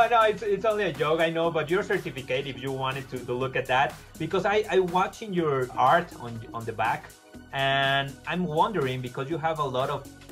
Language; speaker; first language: English; non-native, learner; Spanish